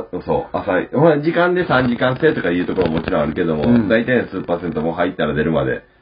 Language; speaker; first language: Japanese; native; Japanese